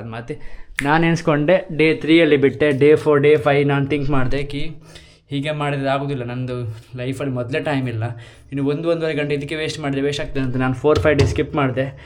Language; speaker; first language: Kannada; non-native, local second language; Tulu